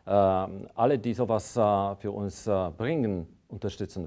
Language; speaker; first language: German; non-native, fluent; Polish